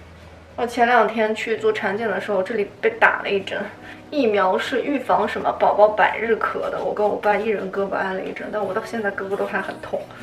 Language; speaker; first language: Chinese; native; Chinese